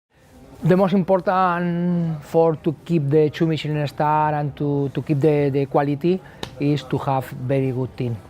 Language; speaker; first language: English; non-native, learner; Spanish